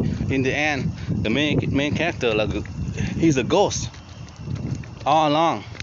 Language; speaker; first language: English; non-native, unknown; Vietnamese